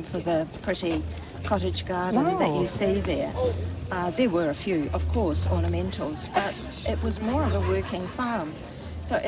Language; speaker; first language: English; native; English